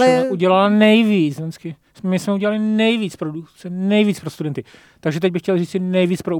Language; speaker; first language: Czech; native; Czech